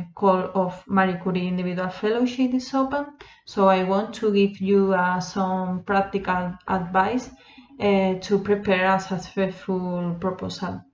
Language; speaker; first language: English; non-native, fluent; Spanish